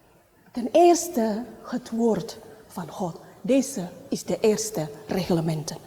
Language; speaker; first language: Dutch; non-native, learner; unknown